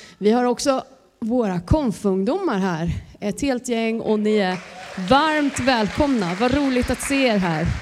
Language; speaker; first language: Swedish; native; Swedish